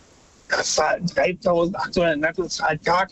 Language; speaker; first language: German; native; German